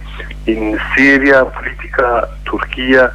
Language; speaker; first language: Italian; non-native, learner; Kurdish